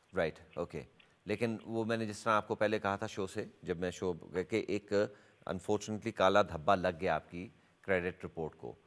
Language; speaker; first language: Urdu; early bilingual, heritage; Urdu